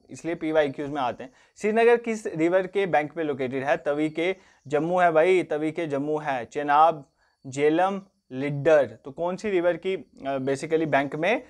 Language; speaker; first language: Hindi; non-native, local second language; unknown